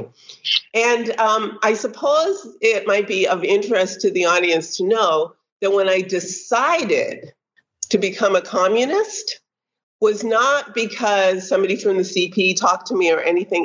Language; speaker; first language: English; native; English